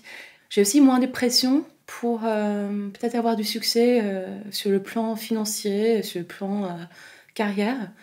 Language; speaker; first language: French; non-native, fluent; English